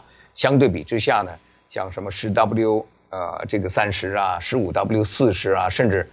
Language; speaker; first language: Chinese; native; Chinese